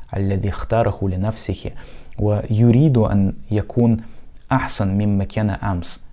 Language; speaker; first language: Arabic; non-native, fluent; Russian